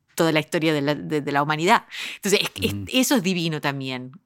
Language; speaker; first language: Spanish; early bilingual, heritage; Spanish